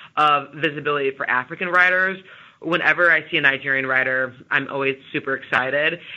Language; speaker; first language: English; native; English